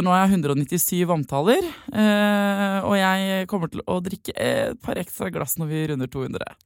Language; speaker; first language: Norwegian; native; Norwegian